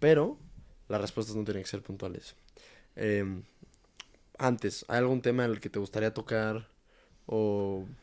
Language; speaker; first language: Spanish; native; Spanish